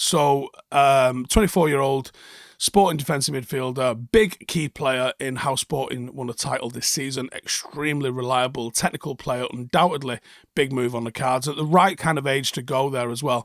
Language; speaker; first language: English; native; English